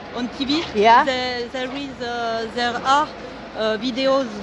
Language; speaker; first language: English; non-native, fluent; Dutch